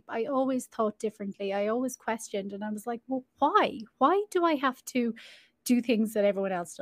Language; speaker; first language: English; native; English